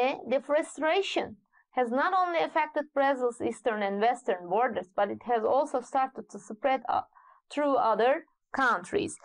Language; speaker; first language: English; non-native, fluent; Turkish